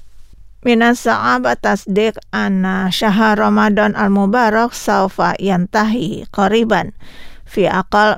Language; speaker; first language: Arabic; non-native, fluent; Indonesian